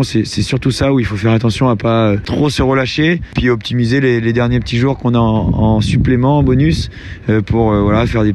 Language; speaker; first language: French; native; French